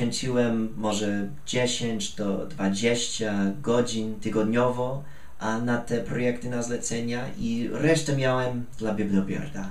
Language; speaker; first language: Polish; non-native, fluent; English